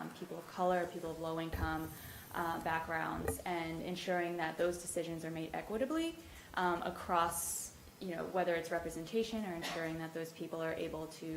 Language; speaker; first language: English; native; English